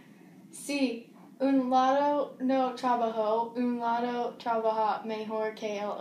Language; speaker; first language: Spanish; non-native, learner; English